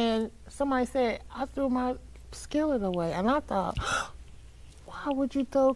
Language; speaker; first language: English; native; English